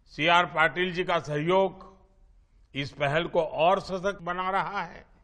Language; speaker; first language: Hindi; non-native, local second language; Gujarati